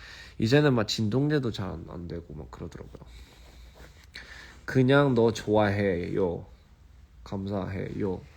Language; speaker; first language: Korean; early bilingual, heritage; English